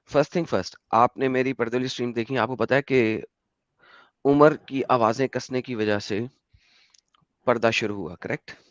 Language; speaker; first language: Hindi; native; Hindi